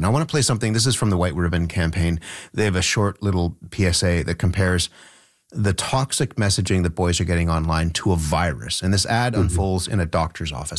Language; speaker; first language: English; native; English